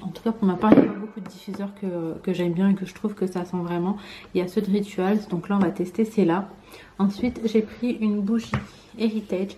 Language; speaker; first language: French; native; French